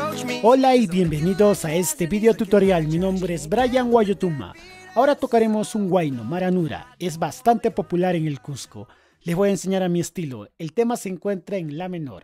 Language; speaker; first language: Spanish; native; Spanish